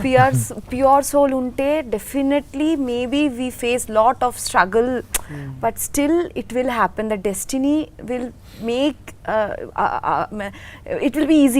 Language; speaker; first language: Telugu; non-native, learner; Bangla